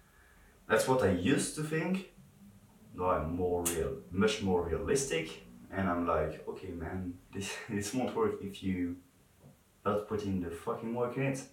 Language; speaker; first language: English; non-native, fluent; French